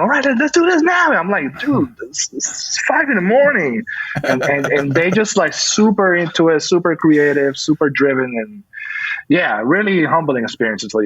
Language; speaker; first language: English; non-native, fluent; Spanish